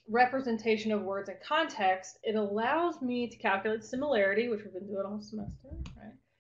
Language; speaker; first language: English; native; English